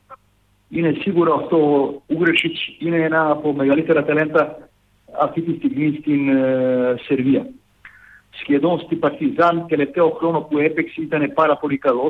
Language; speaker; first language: Greek; non-native, fluent; Serbian